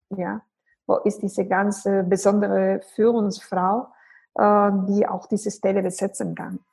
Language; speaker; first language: German; non-native, fluent; Spanish